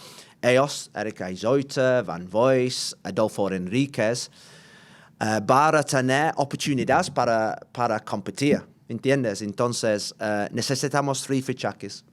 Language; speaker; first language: Spanish; non-native, learner; English